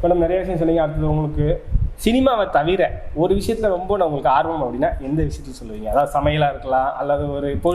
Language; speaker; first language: Tamil; native; Tamil